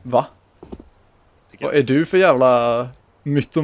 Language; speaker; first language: Swedish; native; Swedish